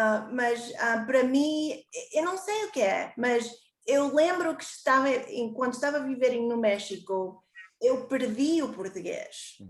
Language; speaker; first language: Portuguese; early bilingual, heritage; Portuguese